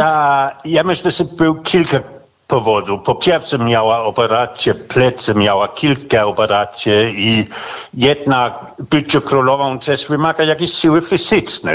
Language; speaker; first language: Polish; non-native, fluent; Danish